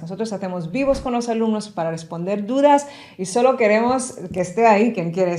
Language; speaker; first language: Spanish; native; Spanish